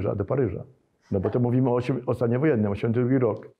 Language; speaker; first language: Polish; native; Polish